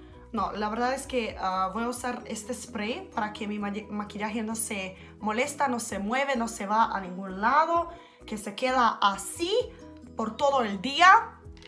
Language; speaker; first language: Spanish; non-native, learner; Bosnian